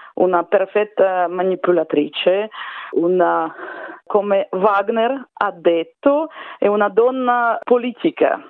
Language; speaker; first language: Italian; non-native, fluent; Russian